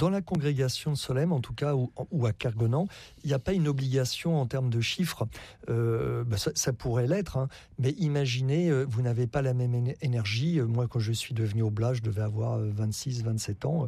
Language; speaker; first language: French; native; French